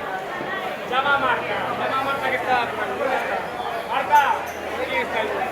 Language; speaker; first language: Spanish; native; Spanish